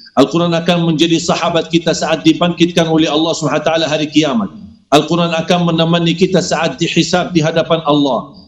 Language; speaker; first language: Malay; non-native, fluent; Arabic